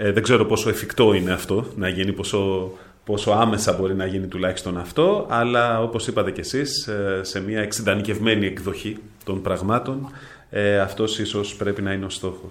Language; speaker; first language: Greek; native; Greek